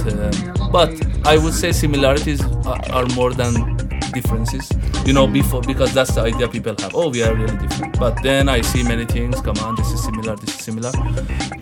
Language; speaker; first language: English; non-native, fluent; Persian